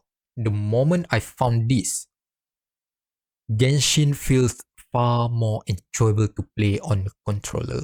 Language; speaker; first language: English; non-native, fluent; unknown